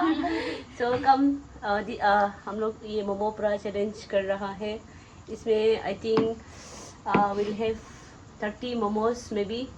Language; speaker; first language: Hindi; non-native, local second language; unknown